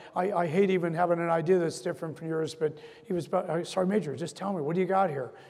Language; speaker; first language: English; native; English